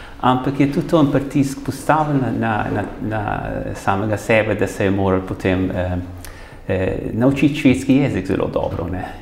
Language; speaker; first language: Slovenian; early bilingual, heritage; Slovenian